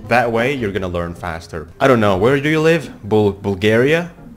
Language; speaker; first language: English; non-native, fluent; Indonesian